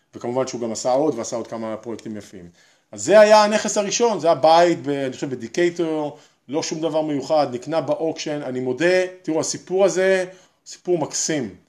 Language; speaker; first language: Hebrew; native; Hebrew